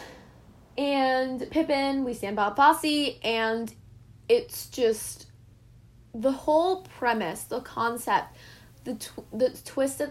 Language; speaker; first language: English; native; English